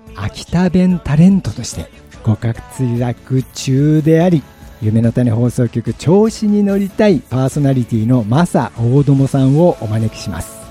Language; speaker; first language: Japanese; native; Japanese